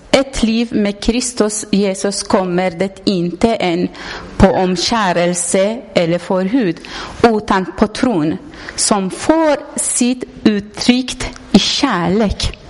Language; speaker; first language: Swedish; non-native, learner; Persian